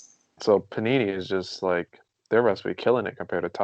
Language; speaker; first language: English; native; English